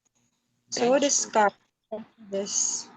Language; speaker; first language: Japanese; non-native, learner; Filipino